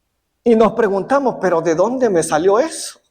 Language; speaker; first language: Spanish; native; Spanish